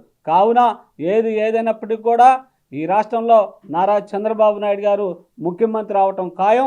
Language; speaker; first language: Telugu; native; Telugu